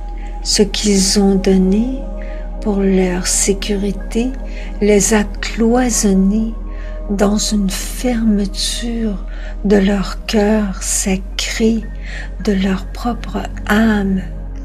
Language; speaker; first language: French; native; French